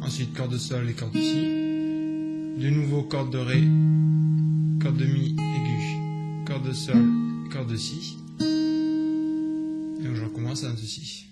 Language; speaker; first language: French; native; French